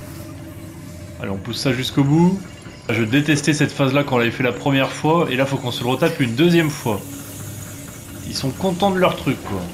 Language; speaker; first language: French; native; French